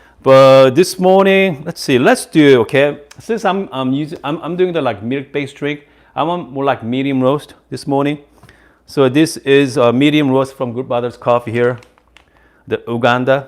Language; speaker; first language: English; non-native, fluent; Korean